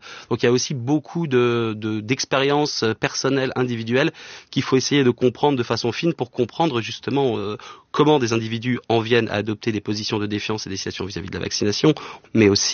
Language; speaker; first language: French; native; French